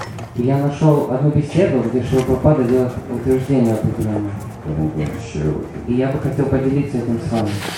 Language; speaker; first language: Russian; native; Russian